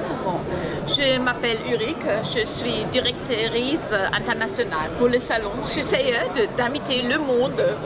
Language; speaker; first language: French; non-native, fluent; German